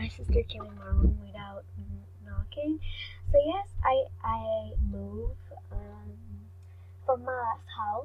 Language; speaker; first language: English; non-native, learner; French